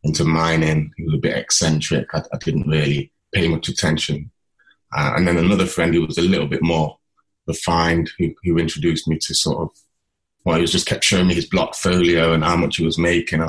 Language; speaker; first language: English; native; English